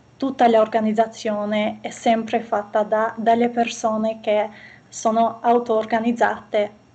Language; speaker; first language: Italian; non-native, fluent; Albanian